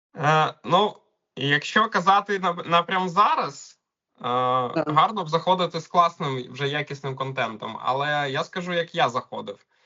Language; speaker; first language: Ukrainian; non-native, local second language; Russian